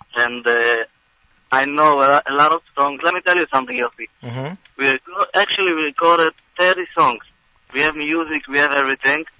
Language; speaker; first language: English; non-native, fluent; Hebrew